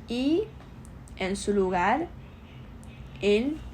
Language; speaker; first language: Spanish; non-native, learner; Chinese